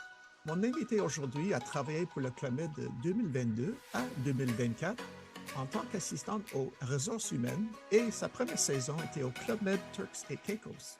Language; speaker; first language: French; non-native, fluent; English